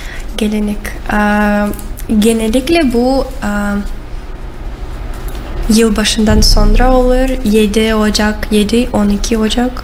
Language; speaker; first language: Turkish; non-native, learner; Russian